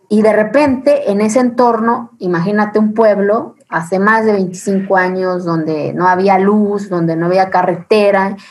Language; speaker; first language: Spanish; early bilingual, other home language; Zapotec